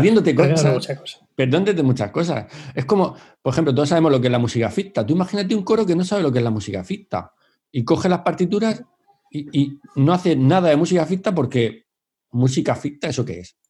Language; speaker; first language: Spanish; native; Spanish